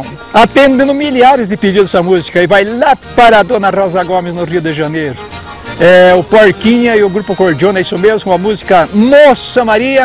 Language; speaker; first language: Portuguese; native; Portuguese